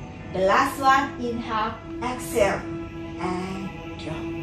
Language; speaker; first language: English; non-native, learner; Indonesian